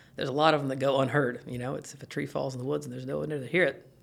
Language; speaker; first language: English; native; English